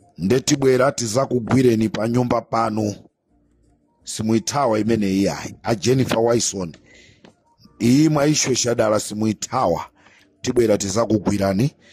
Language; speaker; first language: Nyanja; native; Nyanja